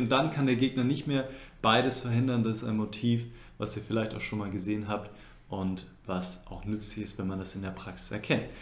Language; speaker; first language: German; native; German